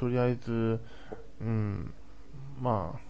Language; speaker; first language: Japanese; non-native, learner; Chinese